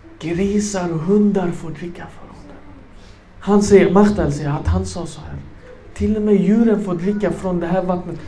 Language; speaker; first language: Swedish; non-native, fluent; Arabic